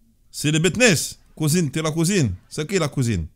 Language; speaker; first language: French; native; French